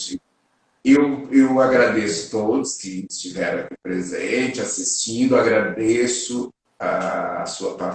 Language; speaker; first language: Portuguese; native; Portuguese